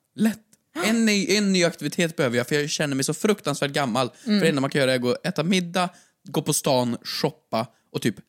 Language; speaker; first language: Swedish; native; Swedish